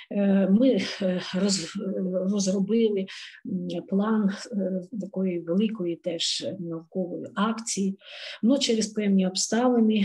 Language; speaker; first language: Ukrainian; native; Ukrainian